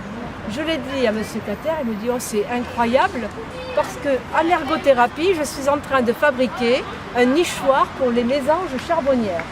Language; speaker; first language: French; native; French